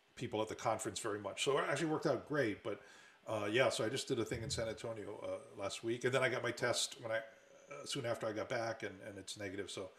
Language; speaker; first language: English; native; English